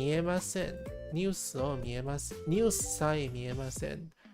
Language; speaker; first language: Japanese; non-native, learner; English